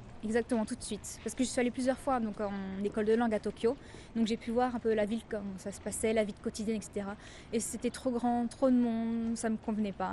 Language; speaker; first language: French; native; French